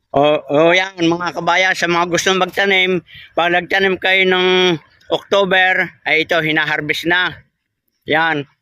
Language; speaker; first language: Filipino; native; Filipino